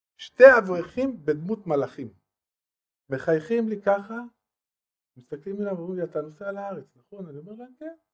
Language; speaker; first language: Hebrew; non-native, fluent; French